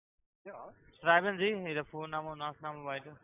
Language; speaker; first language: German; non-native, learner; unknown